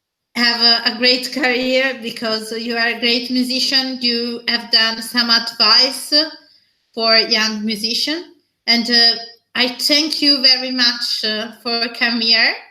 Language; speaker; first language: English; non-native, learner; Italian